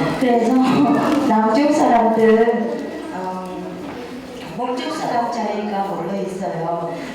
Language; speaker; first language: Korean; non-native, learner; Vietnamese